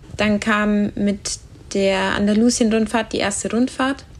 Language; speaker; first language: German; native; German